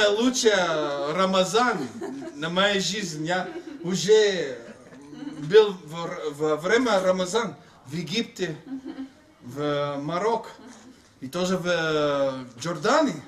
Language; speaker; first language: Russian; non-native, fluent; English